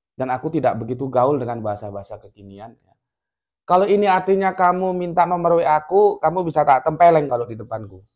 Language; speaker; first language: Indonesian; non-native, local second language; Javanese